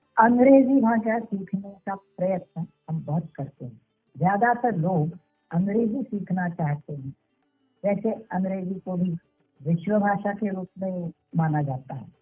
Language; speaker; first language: Hindi; non-native, local second language; Marathi